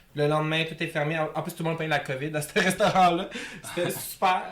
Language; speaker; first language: French; native; French